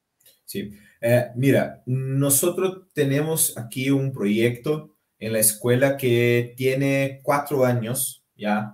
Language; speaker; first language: Spanish; non-native, fluent; Portuguese